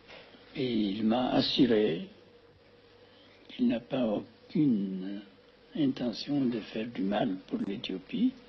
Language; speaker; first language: French; non-native, fluent; Amharic